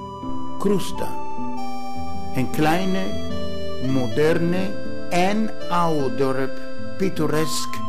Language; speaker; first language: Dutch; non-native, fluent; Greek